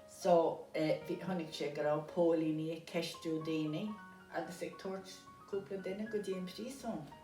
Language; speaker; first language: Irish; native; Irish